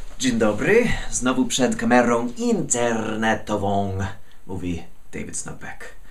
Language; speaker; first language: Polish; non-native, fluent; English